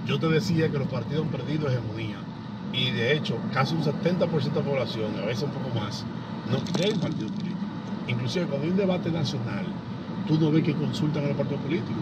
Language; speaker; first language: Spanish; native; Spanish